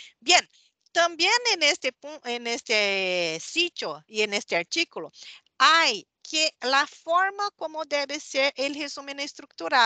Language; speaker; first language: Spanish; non-native, fluent; Portuguese